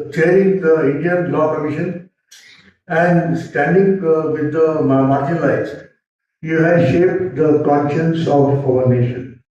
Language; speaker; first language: English; non-native, local second language; Marathi